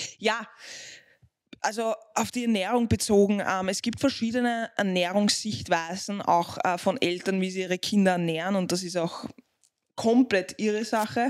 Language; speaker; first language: German; native; German